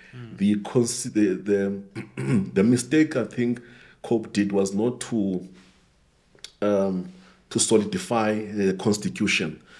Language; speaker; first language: English; non-native, local second language; Xhosa